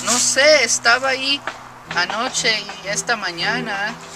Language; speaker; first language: Spanish; non-native, learner; English